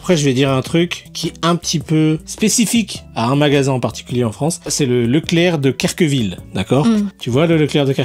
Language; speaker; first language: French; native; French